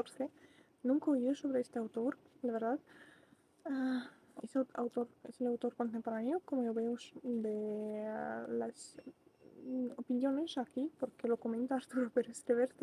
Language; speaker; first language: Spanish; non-native, fluent; Russian